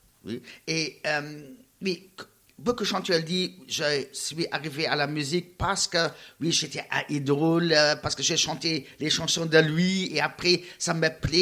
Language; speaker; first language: French; non-native, learner; Luxembourgish